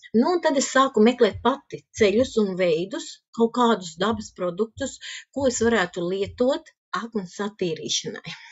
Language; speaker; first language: Latvian; native; Latvian